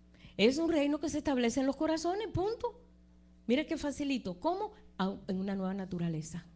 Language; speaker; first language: Spanish; native; Spanish